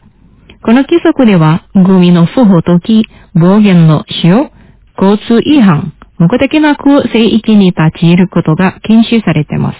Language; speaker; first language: Japanese; non-native, fluent; Indonesian